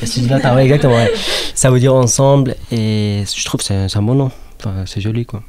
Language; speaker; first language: French; non-native, fluent; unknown